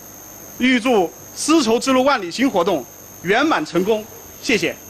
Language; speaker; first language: Chinese; native; Chinese